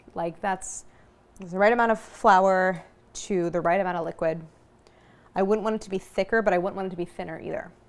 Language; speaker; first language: English; native; English